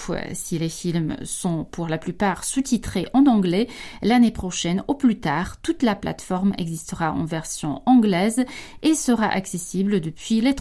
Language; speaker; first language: French; native; French